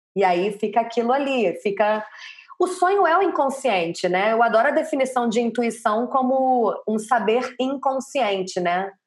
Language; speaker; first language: Portuguese; native; Portuguese